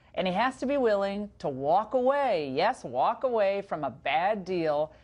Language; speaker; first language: English; native; English